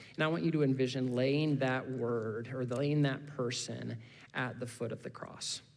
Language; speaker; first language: English; native; English